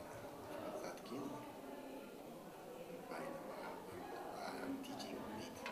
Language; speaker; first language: English; non-native, learner; Amharic